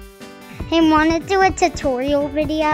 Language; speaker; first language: English; native; English